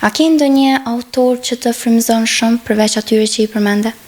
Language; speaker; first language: Albanian; native; Albanian